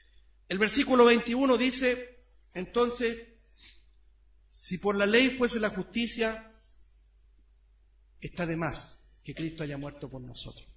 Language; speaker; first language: Spanish; native; Spanish